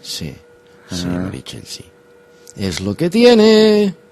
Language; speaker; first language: Catalan; native; Catalan